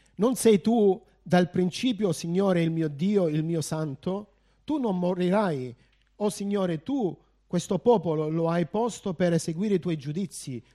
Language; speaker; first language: Italian; early bilingual, heritage; Italian